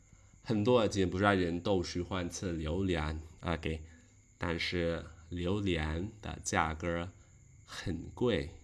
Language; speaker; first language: Chinese; non-native, learner; Khmer